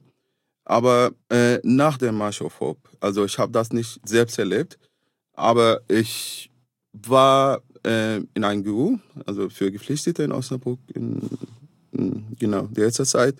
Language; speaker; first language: German; non-native, fluent; Arabic